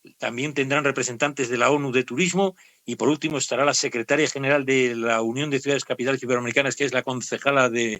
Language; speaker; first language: Spanish; native; Spanish